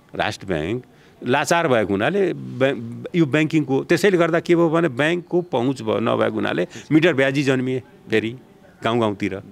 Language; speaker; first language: Nepali; non-native, local second language; Bhojpuri